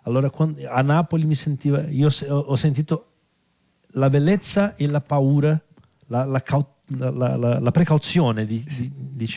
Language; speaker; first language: Italian; non-native, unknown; Portuguese